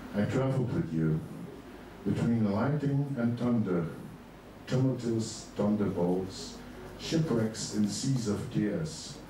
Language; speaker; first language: English; non-native, fluent; Dutch